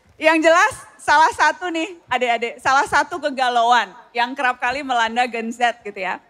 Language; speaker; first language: Indonesian; native; Indonesian